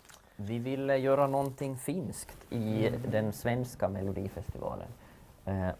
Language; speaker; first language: Swedish; native; Swedish